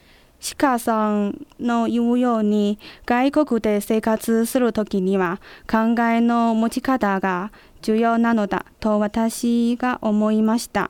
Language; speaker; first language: Japanese; non-native, fluent; Chinese